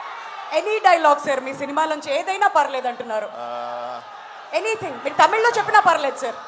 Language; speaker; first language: Telugu; native; Telugu